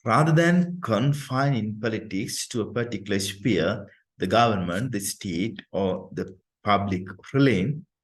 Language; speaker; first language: English; non-native, local second language; Sinhala